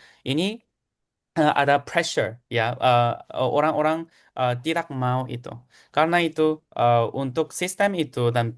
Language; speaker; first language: Indonesian; non-native, fluent; Korean